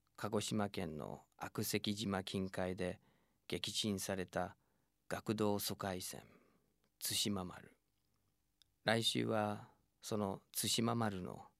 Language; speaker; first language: Japanese; non-native, fluent; English